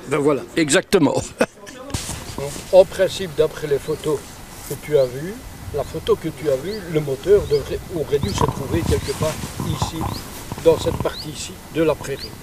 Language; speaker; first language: French; native; French